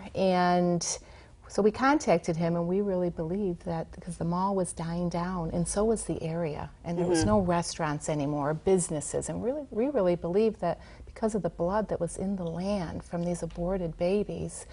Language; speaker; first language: English; native; English